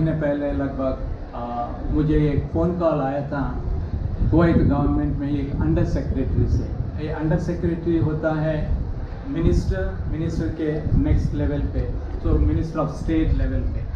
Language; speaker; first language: Hindi; non-native, local second language; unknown